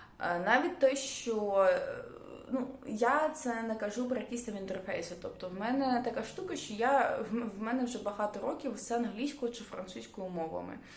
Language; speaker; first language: Ukrainian; non-native, local second language; Russian